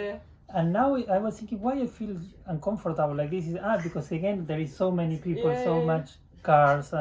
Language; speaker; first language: English; non-native, learner; Spanish